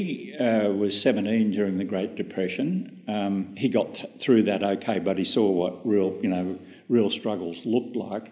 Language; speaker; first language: English; native; English